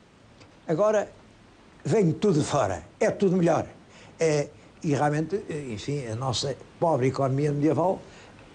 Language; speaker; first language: Portuguese; native; Portuguese